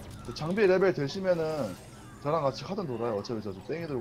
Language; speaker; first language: Korean; native; Korean